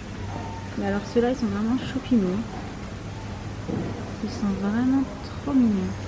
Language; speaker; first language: French; native; French